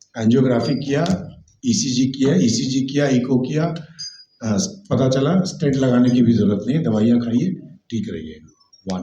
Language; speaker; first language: Hindi; native; Hindi